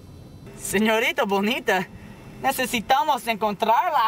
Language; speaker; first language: Spanish; non-native, learner; English